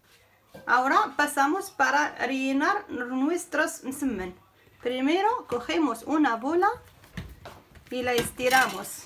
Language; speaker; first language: Spanish; non-native, fluent; Arabic